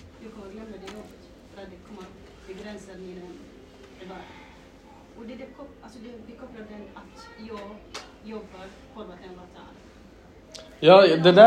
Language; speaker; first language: Swedish; non-native, learner; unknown